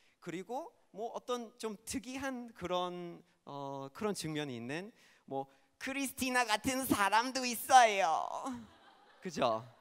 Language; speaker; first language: Korean; non-native, fluent; English